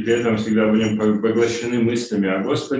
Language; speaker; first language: Russian; native; Russian